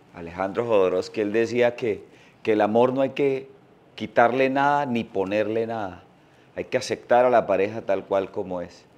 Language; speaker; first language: Spanish; native; Spanish